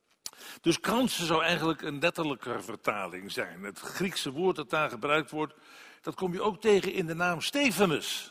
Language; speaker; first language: Dutch; native; Dutch